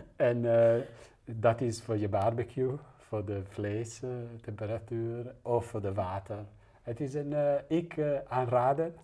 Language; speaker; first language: Dutch; non-native, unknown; Italian